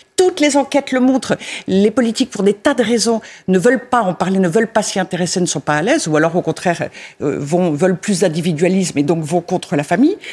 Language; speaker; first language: French; native; French